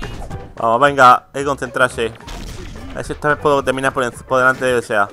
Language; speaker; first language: Spanish; native; Spanish